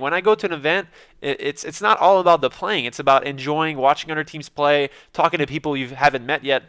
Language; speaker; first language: English; native; English